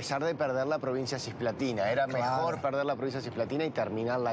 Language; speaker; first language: Spanish; native; Spanish